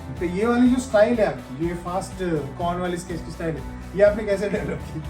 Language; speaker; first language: Hindi; native; Hindi